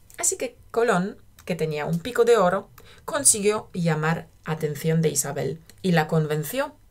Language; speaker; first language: Spanish; native; Spanish